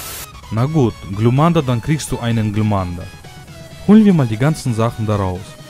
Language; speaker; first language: German; native; German